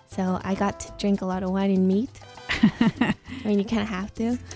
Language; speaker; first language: English; early bilingual, other home language; Spanish